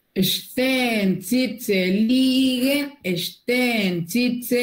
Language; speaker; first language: German; non-native, learner; Spanish